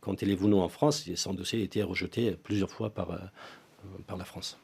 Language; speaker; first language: French; non-native, fluent; Persian